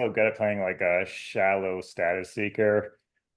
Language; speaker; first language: English; native; English